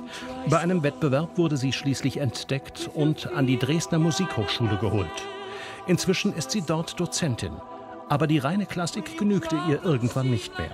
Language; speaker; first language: German; native; German